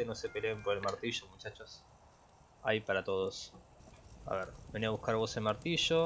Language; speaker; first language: Spanish; native; Spanish